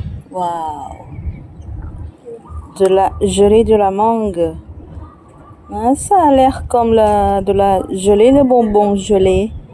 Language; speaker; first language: French; non-native, fluent; Thai